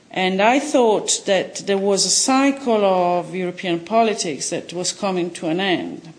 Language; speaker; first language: English; non-native, fluent; Italian